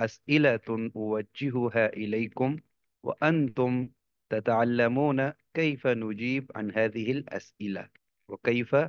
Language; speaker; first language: Arabic; non-native, fluent; Urdu